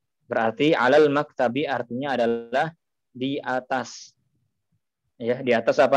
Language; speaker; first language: Indonesian; native; Indonesian